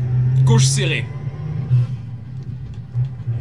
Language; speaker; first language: French; native; French